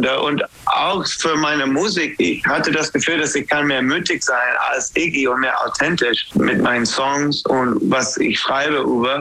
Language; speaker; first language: German; non-native, learner; English